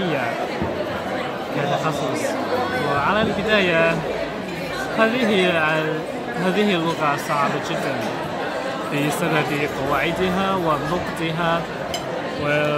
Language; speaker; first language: Arabic; non-native, learner; Chinese